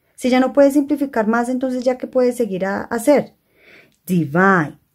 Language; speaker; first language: Spanish; native; Spanish